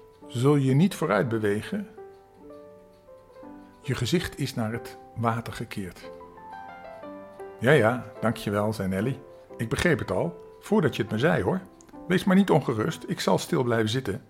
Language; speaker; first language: Dutch; native; Dutch